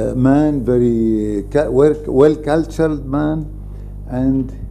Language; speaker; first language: English; non-native, fluent; Arabic